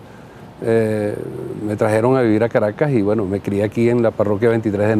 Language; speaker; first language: Spanish; native; Spanish